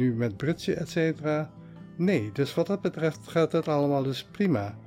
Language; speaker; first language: Dutch; early bilingual, heritage; Dutch